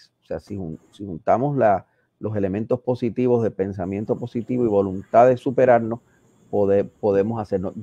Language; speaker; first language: Spanish; native; Spanish